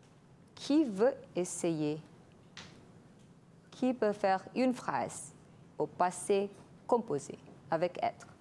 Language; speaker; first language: French; non-native, fluent; Malay